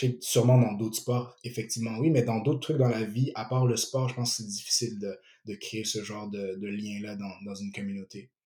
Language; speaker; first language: French; early bilingual, other home language; Ewe